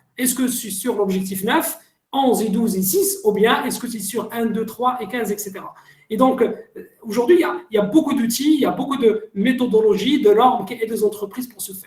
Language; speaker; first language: French; non-native, local second language; Arabic